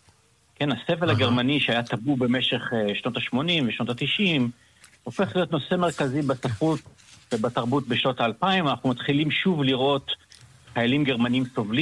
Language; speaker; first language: Hebrew; native; Hebrew